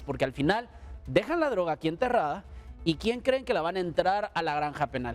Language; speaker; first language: Spanish; native; Spanish